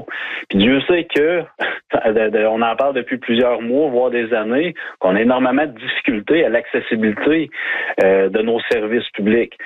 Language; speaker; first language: French; native; French